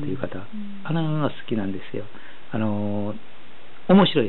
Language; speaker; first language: Japanese; native; Japanese